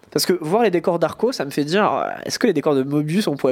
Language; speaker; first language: French; native; French